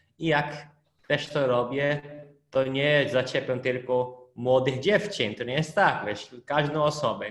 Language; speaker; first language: Polish; non-native, fluent; Portuguese